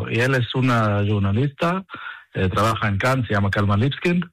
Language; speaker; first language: Spanish; early bilingual, heritage; Spanish